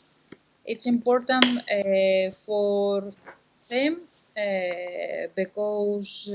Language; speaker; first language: English; non-native, learner; Spanish